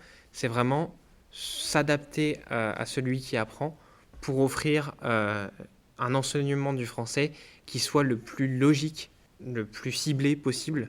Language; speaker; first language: French; native; French